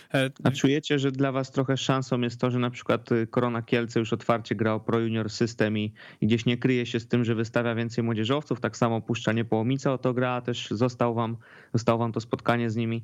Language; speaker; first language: Polish; native; Polish